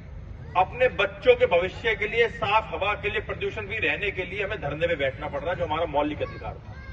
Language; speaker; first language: Hindi; native; Hindi